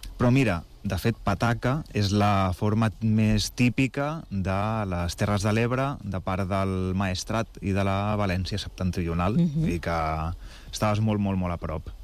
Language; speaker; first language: Catalan; native; Catalan